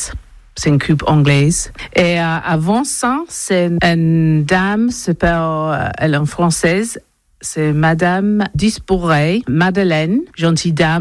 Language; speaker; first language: French; non-native, learner; English